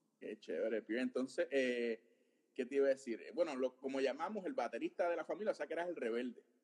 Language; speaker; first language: Spanish; early bilingual, other home language; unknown